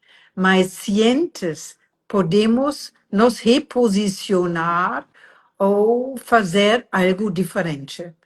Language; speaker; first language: Portuguese; non-native, fluent; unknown